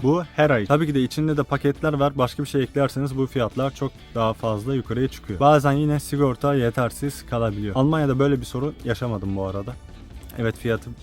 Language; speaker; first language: Turkish; native; Turkish